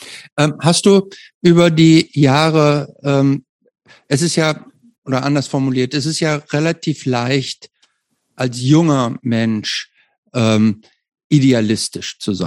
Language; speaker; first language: German; native; German